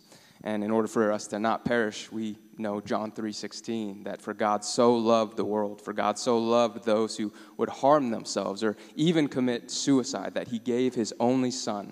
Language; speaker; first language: English; native; English